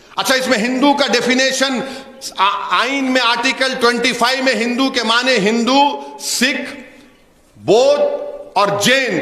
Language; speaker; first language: Urdu; native; Urdu